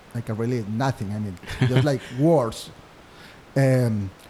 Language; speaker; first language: English; non-native, fluent; Spanish